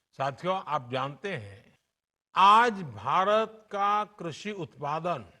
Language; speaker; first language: Hindi; non-native, local second language; Gujarati